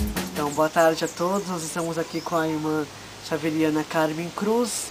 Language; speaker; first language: Portuguese; native; Portuguese